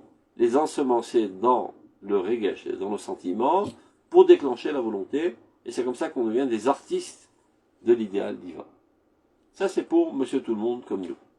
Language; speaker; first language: French; native; French